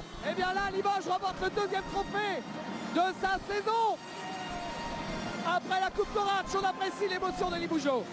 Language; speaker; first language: French; native; French